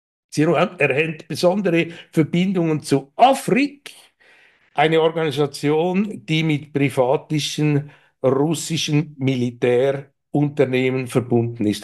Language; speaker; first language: German; native; German